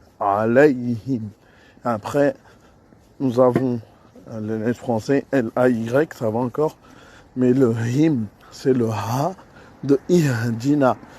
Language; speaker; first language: French; native; French